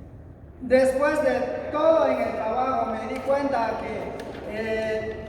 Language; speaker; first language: Spanish; non-native, local second language; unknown